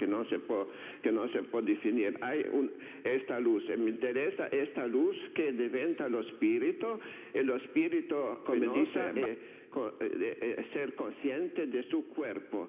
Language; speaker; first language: Spanish; non-native, fluent; Slovenian